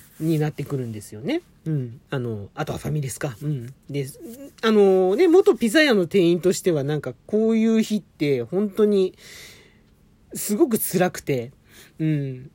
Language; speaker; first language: Japanese; native; Japanese